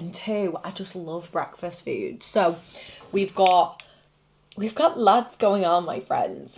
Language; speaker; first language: English; native; English